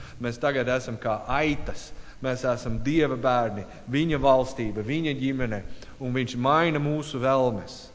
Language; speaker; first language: Latvian; non-native, learner; English